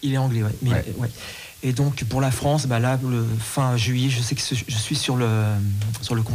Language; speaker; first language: French; native; French